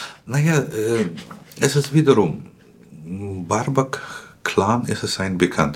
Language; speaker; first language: German; non-native, fluent; Russian